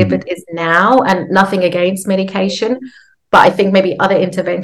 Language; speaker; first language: English; native; English